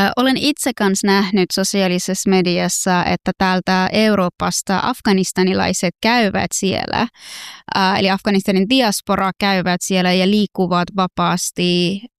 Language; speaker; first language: Finnish; non-native, fluent; Persian